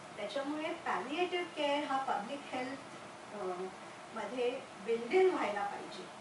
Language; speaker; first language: Marathi; non-native, local second language; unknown